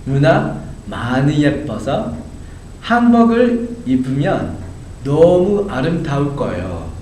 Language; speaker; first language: Korean; non-native, learner; English